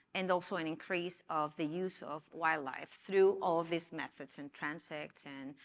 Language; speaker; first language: English; non-native, fluent; Spanish